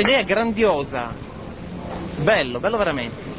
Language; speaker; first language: Italian; native; Italian